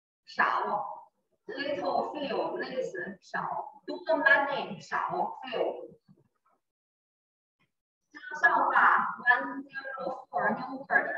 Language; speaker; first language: English; non-native, learner; Chinese